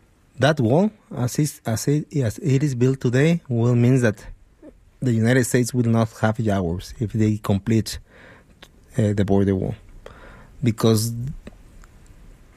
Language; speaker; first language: English; non-native, fluent; Spanish